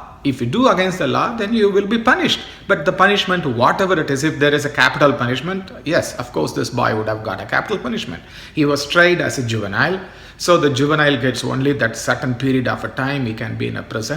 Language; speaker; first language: English; non-native, local second language; Tamil